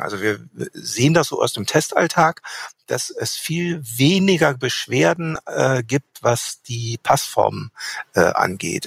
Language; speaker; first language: German; native; German